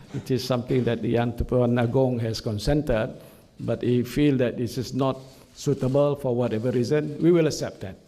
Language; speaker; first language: English; non-native, local second language; Malay